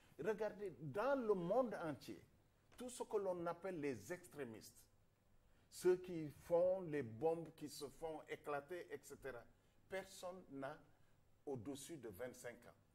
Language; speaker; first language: French; non-native, local second language; Wolof